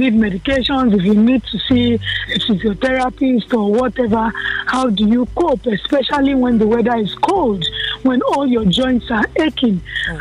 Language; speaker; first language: English; non-native, local second language; Yoruba